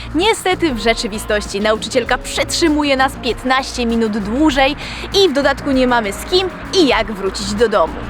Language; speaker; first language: Polish; native; Polish